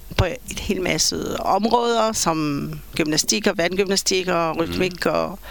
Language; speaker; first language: Danish; non-native, fluent; Hebrew